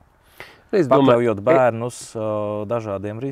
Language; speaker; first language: Latvian; native; Latvian